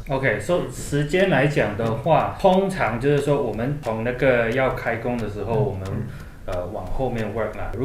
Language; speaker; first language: Chinese; non-native, local second language; English